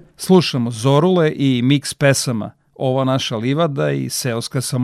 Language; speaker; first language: Serbian; native; Serbian